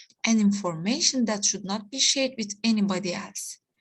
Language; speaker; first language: English; non-native, fluent; Turkish